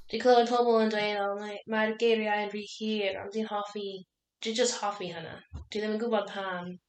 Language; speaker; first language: Welsh; non-native, learner; English